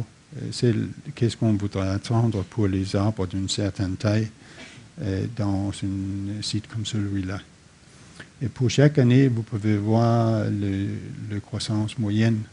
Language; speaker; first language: French; non-native, fluent; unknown